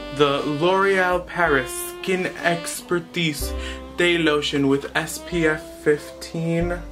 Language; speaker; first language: English; early bilingual, other home language; Spanish